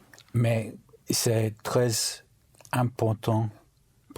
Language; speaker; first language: French; non-native, learner; English